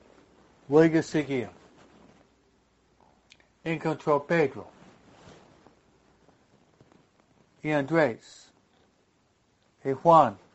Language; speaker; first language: Spanish; non-native, fluent; English